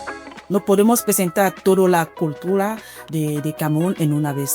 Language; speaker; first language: Spanish; non-native, fluent; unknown